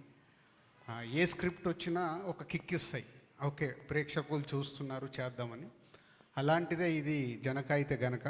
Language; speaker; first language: Telugu; native; Telugu